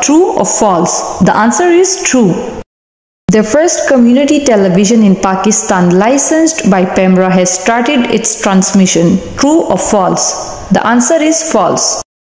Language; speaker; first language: English; non-native, local second language; Pashto